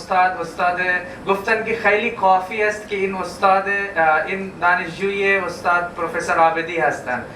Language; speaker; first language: Persian; non-native, fluent; Hindi